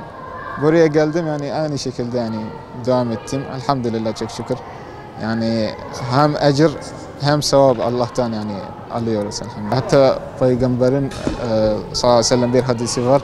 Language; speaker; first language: Turkish; non-native, learner; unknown